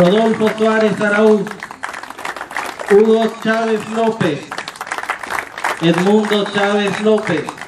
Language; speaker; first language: Spanish; native; Spanish